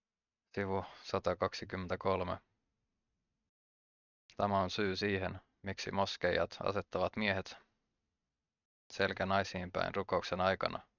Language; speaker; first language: Finnish; native; Finnish